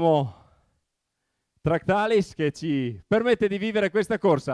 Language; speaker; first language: Italian; native; Italian